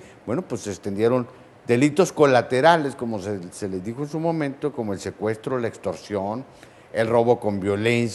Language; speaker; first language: Spanish; native; Spanish